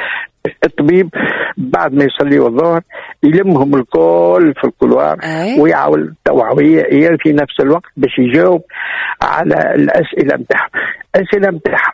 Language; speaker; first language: Arabic; native; Arabic